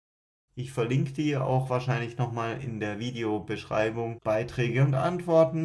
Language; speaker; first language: German; native; German